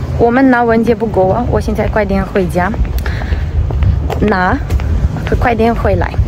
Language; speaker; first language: Chinese; non-native, learner; Ukrainian